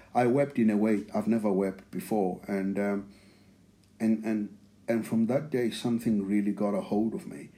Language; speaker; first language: English; non-native, local second language; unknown